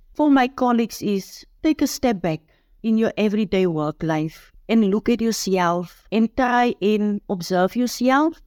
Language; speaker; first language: English; non-native, local second language; Afrikaans